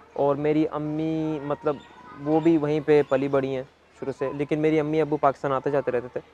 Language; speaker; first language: Urdu; native; Urdu